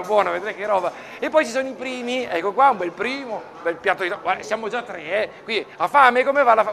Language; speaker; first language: Italian; native; Italian